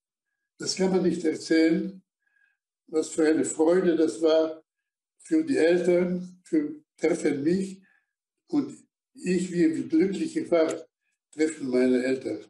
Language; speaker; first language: German; non-native, fluent; Slovak